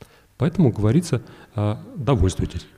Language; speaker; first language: Russian; native; Russian